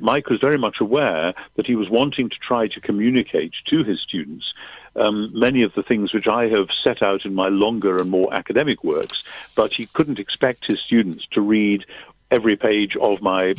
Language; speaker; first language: English; native; English